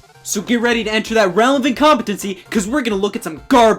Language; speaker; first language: English; native; English